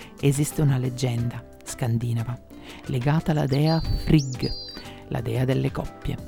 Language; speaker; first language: Italian; native; Italian